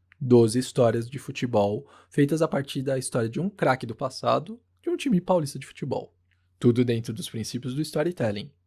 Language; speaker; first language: Portuguese; native; Portuguese